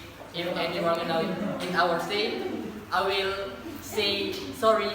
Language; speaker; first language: English; non-native, local second language; Indonesian